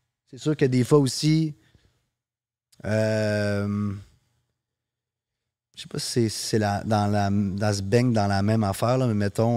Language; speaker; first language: French; early bilingual, heritage; French